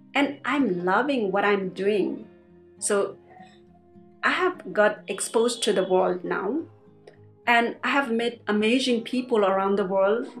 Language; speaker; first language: English; non-native, fluent; Nepali